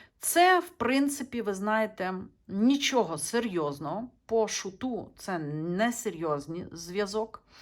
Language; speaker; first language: Ukrainian; non-native, local second language; Russian